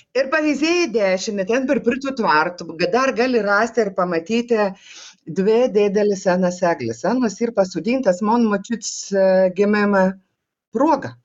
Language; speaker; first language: Lithuanian; native; Lithuanian